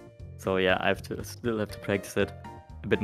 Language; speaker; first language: English; non-native, learner; German